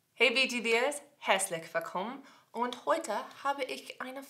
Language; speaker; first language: German; non-native, learner; English